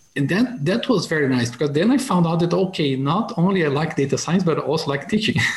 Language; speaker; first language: English; non-native, fluent; Portuguese